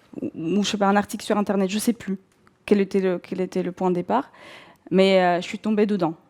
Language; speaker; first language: French; non-native, fluent; Russian